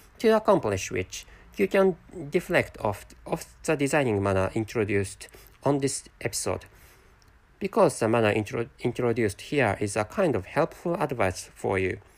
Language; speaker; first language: English; non-native, fluent; Japanese